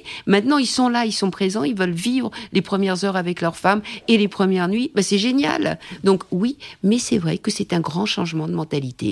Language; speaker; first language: French; native; French